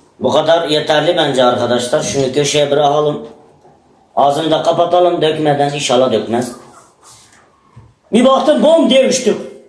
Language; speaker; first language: Turkish; native; Turkish